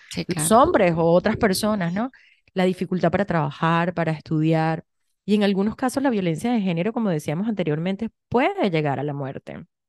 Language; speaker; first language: Spanish; native; Spanish